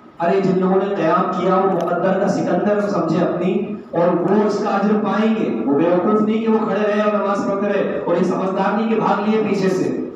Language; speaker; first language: Urdu; native; Urdu